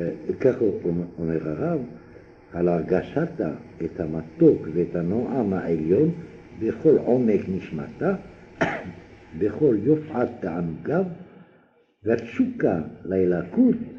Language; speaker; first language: Hebrew; non-native, fluent; French